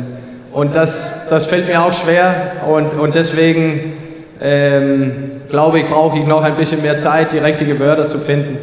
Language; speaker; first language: German; non-native, fluent; Danish